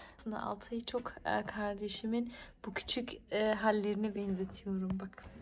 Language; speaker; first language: Turkish; early bilingual, heritage; Turkish